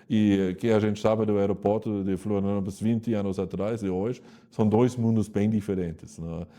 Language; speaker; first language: Portuguese; non-native, fluent; German